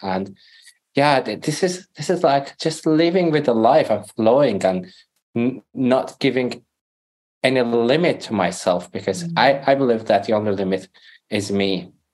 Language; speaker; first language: English; non-native, fluent; Persian